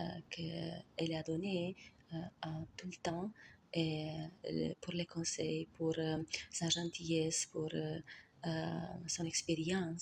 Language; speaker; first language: French; non-native, learner; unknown